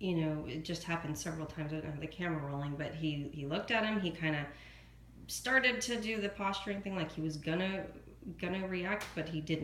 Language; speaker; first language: English; native; English